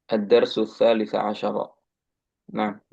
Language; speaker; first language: Arabic; non-native, fluent; Indonesian